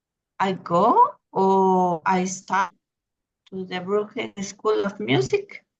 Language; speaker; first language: English; non-native, learner; Spanish